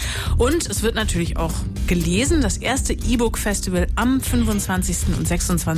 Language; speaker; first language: German; native; German